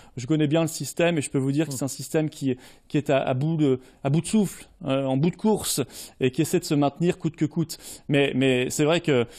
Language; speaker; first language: French; native; French